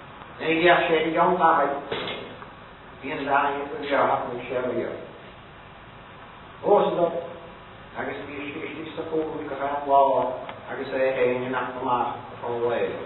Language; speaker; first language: Irish; native; Irish